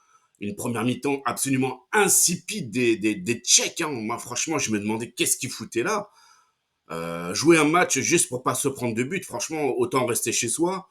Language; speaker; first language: French; native; French